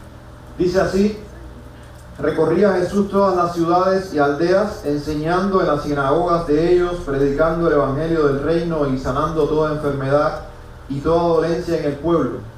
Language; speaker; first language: Spanish; native; Spanish